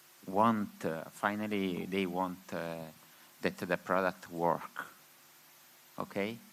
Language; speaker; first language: English; non-native, learner; Spanish